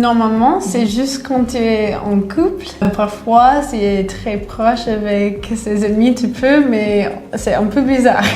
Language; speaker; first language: French; non-native, fluent; English